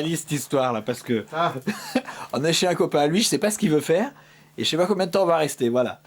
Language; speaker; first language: French; native; French